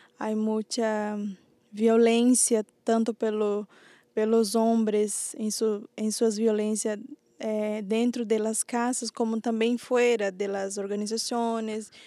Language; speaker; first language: Spanish; non-native, learner; Guarani